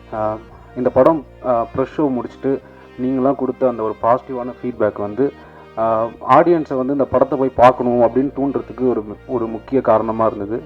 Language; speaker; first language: Tamil; native; Tamil